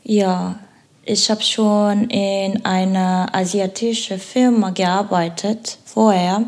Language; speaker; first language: German; non-native, learner; Korean